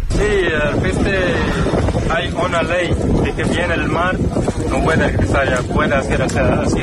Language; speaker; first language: Spanish; non-native, learner; Arabic